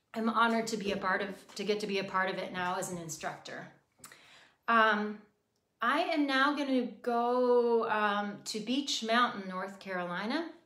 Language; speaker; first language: English; native; English